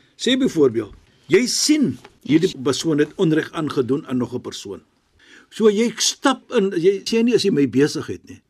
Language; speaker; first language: Afrikaans; non-native, fluent; Arabic